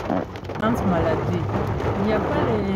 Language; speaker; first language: French; non-native, learner; Kinyarwanda